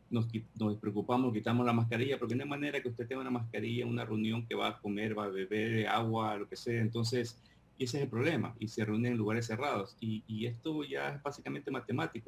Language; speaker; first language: Spanish; native; Spanish